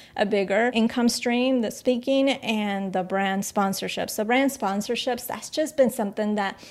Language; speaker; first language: English; native; English